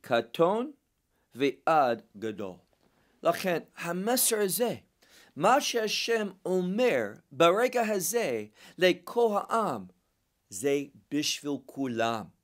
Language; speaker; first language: Hebrew; non-native, fluent; English